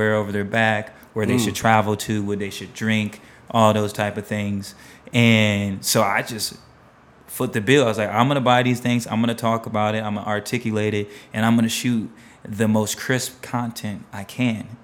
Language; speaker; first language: English; native; English